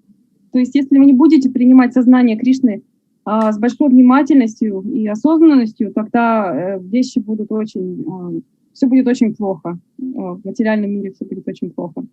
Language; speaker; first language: Russian; native; Russian